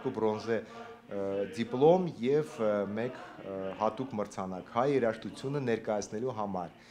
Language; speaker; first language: Armenian; native; Armenian